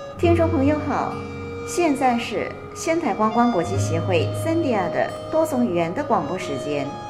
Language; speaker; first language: Chinese; native; Chinese